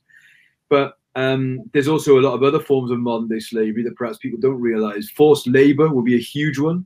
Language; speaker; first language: English; native; English